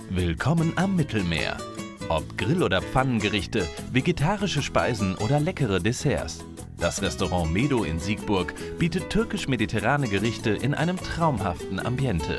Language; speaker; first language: German; native; German